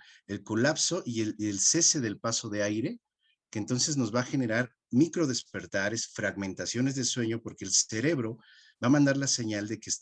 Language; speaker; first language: Spanish; native; Spanish